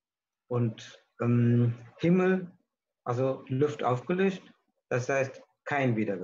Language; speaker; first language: German; non-native, learner; Tamil